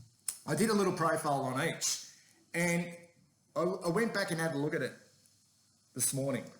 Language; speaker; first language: English; native; English